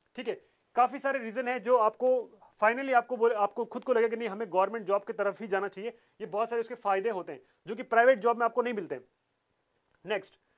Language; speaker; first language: Hindi; native; Hindi